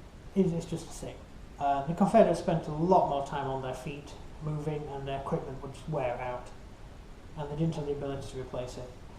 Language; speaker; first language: English; native; English